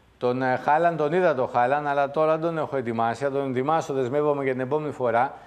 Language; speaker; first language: Greek; native; Greek